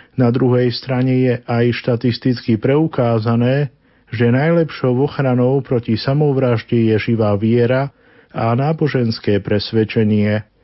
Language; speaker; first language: Slovak; native; Slovak